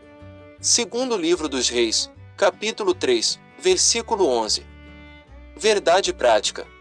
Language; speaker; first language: Portuguese; native; Portuguese